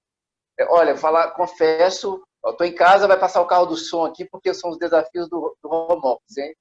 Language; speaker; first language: Portuguese; native; Portuguese